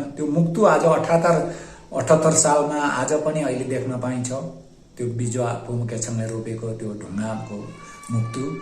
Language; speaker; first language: Nepali; non-native, local second language; Limbu